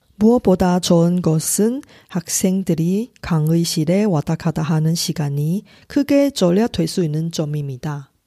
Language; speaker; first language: Korean; non-native, fluent; Chinese